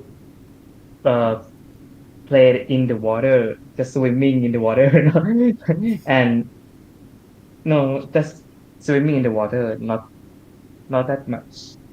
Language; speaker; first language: English; non-native, learner; Thai